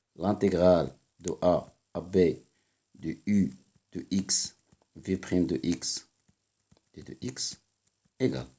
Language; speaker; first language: French; non-native, local second language; Arabic